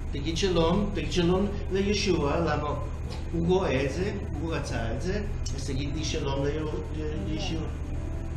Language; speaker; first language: Hebrew; early bilingual, heritage; English